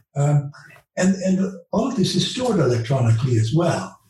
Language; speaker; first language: English; early bilingual, other home language; Dutch